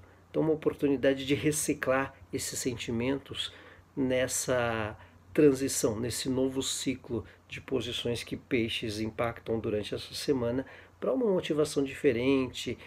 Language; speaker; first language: Portuguese; native; Portuguese